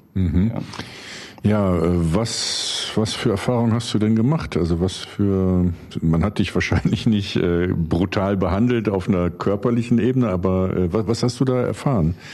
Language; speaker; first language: German; native; German